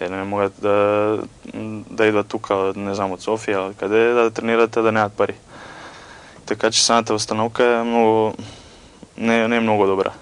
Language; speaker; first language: Bulgarian; non-native, fluent; Croatian